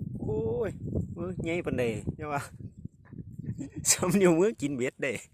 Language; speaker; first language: Thai; non-native, local second language; Lao